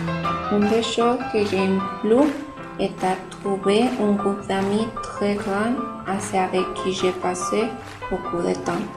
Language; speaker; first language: French; non-native, learner; Spanish